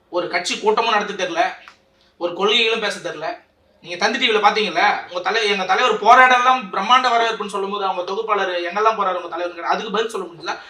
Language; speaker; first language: Tamil; native; Tamil